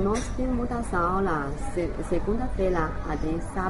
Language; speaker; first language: Portuguese; non-native, learner; Chinese